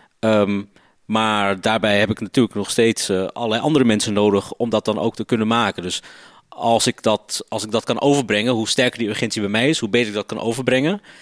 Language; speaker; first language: Dutch; native; Dutch